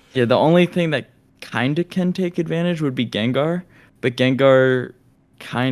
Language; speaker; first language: English; native; English